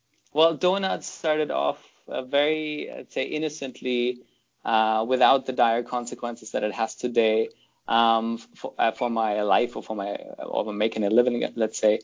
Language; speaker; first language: English; non-native, fluent; German